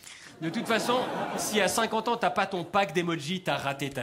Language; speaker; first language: French; native; French